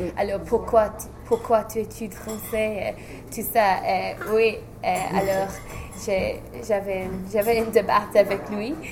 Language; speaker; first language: French; non-native, fluent; English